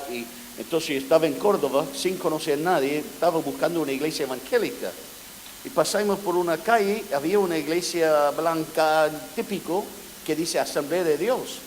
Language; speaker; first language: Spanish; non-native, fluent; English